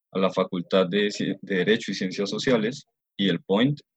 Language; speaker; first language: Spanish; non-native, fluent; Russian